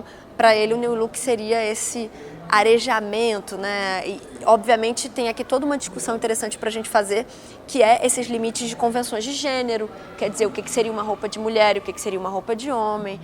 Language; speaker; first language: Portuguese; native; Portuguese